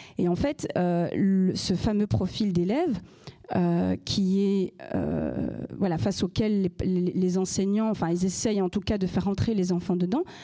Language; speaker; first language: French; native; French